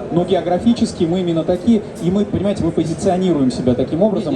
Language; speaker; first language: Russian; native; Russian